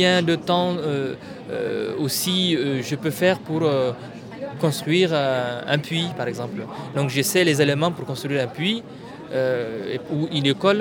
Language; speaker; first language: French; non-native, local second language; Tamasheq